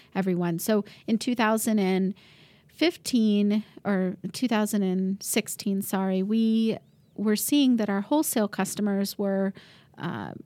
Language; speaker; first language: English; native; English